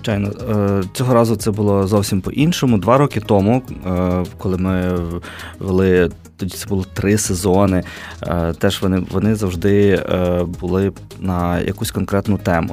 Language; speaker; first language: Ukrainian; native; Ukrainian